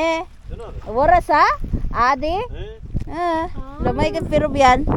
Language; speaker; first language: Arabic; non-native, learner; Filipino